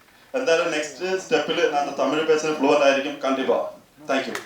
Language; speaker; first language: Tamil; non-native, learner; Malayalam